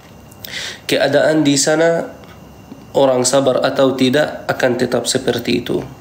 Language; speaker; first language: Indonesian; non-native, fluent; Arabic